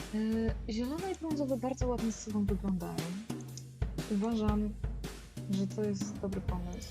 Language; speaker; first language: Polish; native; Polish